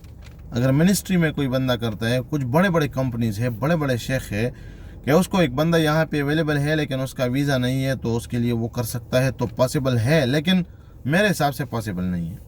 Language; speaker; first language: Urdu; non-native, local second language; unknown